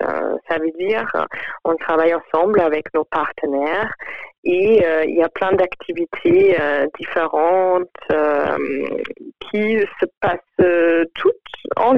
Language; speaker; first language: French; non-native, fluent; German